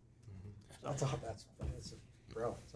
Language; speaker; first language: English; native; English